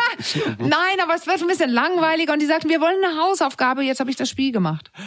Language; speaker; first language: German; non-native, fluent; Danish